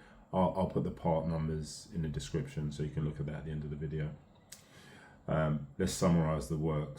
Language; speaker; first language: English; native; English